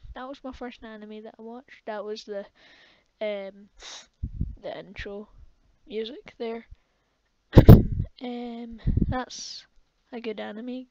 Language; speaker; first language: English; native; English